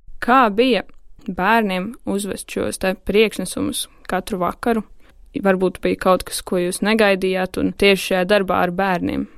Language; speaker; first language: Latvian; native; Latvian